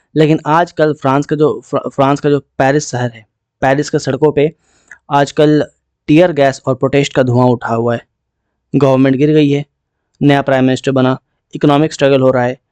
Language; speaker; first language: Hindi; native; Hindi